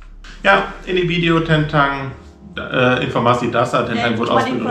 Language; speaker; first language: Indonesian; non-native, learner; German